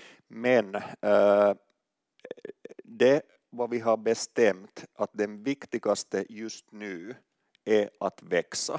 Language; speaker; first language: Swedish; non-native, local second language; Finnish